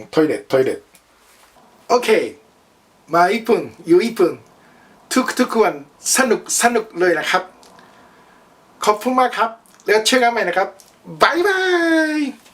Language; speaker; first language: Thai; non-native, learner; Japanese